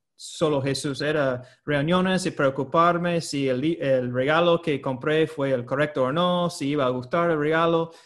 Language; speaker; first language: Spanish; non-native, fluent; English